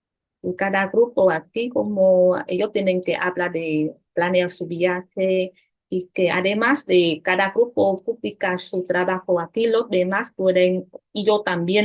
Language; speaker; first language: Spanish; non-native, fluent; Vietnamese